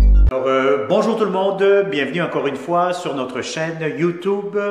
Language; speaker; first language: French; native; French